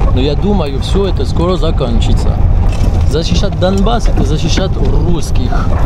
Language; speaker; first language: Russian; non-native, fluent; French